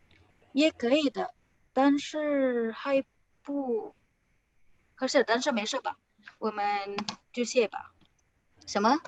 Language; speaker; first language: Chinese; non-native, fluent; Indonesian